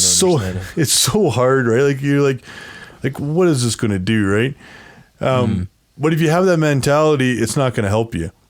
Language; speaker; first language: English; native; English